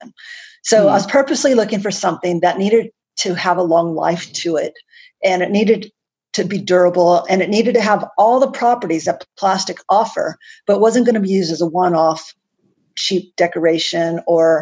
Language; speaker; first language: English; native; English